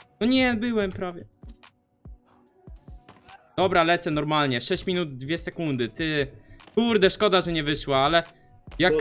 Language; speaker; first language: Polish; native; Polish